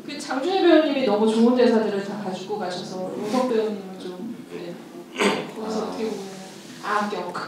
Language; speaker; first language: Korean; native; Korean